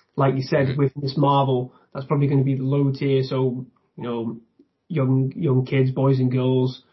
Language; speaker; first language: English; native; English